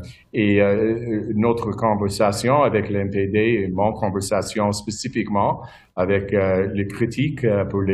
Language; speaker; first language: French; non-native, local second language; English